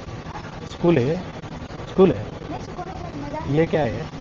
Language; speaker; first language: Hindi; non-native, local second language; Telugu